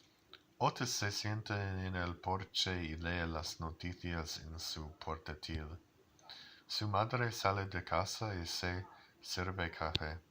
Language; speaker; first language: Spanish; non-native, learner; English